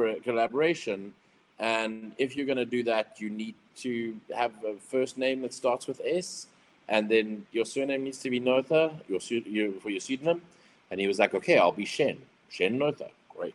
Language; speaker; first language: English; native; English